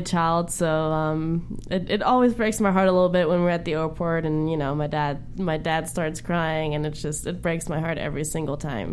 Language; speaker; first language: English; non-native, fluent; German